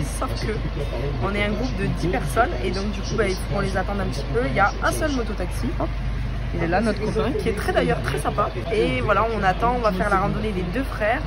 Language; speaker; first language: French; native; French